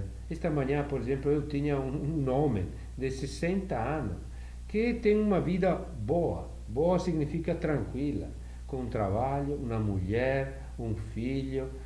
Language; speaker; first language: Portuguese; non-native, fluent; Italian